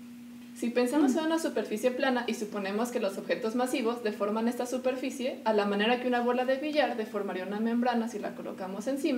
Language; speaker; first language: Spanish; native; Spanish